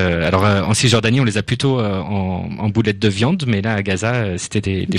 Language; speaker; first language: French; native; French